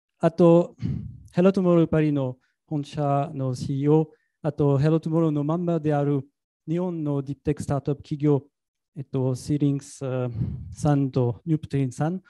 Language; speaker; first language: Japanese; non-native, fluent; French